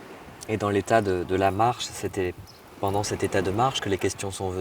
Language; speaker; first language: French; native; French